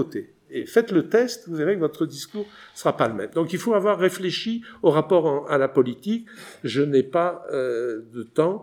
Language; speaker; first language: French; native; French